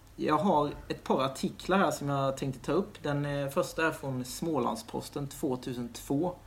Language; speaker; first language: Swedish; native; Swedish